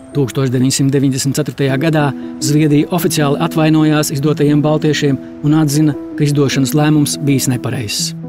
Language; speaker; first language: Latvian; native; Latvian